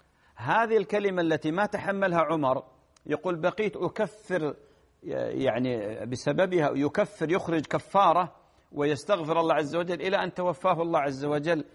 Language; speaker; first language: Arabic; native; Arabic